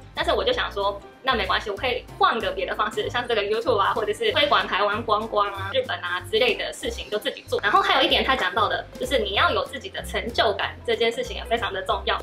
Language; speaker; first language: Chinese; non-native, fluent; Japanese